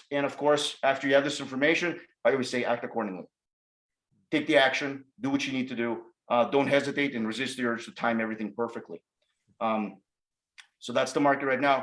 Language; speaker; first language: English; native; English